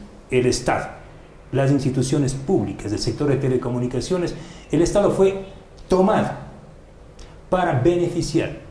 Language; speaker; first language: Spanish; native; Spanish